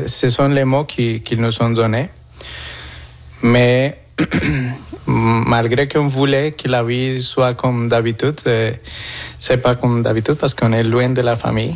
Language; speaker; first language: French; non-native, fluent; Spanish